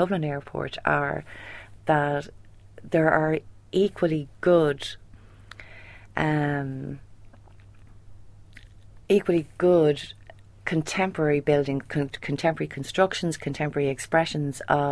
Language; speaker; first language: English; native; English